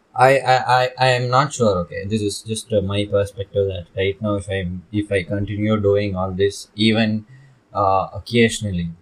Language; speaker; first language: English; non-native, local second language; Tamil